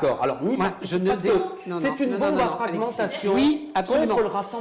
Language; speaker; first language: French; native; French